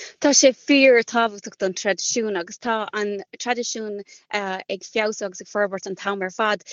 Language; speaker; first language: Irish; non-native, local second language; English